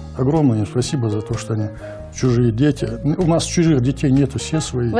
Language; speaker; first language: Russian; non-native, local second language; Ingush